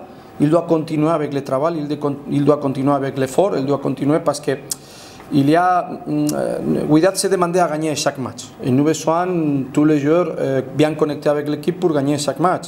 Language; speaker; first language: French; non-native, fluent; Spanish